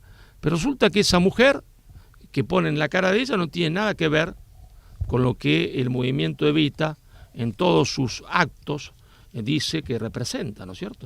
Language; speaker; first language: Spanish; native; Spanish